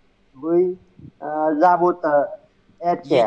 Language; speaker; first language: Russian; non-native, learner; Vietnamese